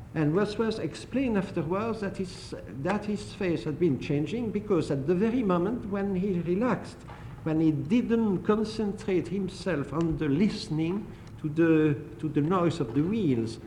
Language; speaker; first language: English; non-native, fluent; French